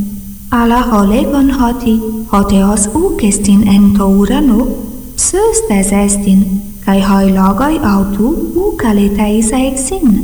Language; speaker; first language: Greek; non-native, fluent; Portuguese